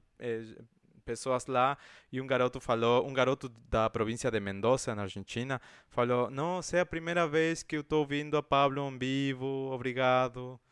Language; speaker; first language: Portuguese; non-native, fluent; Spanish